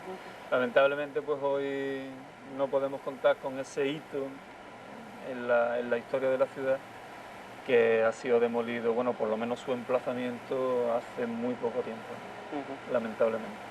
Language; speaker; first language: Spanish; native; Spanish